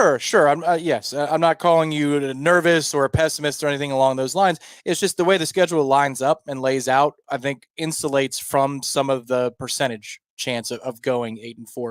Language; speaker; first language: English; native; English